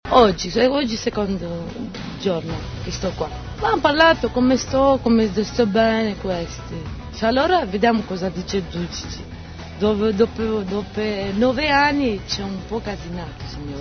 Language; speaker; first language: Italian; non-native, learner; Romanian